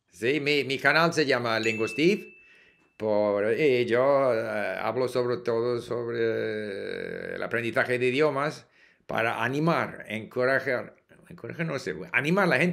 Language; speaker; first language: Spanish; non-native, fluent; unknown